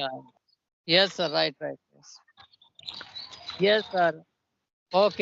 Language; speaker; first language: English; non-native, learner; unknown